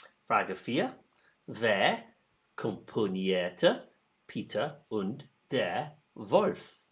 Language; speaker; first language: German; non-native, learner; English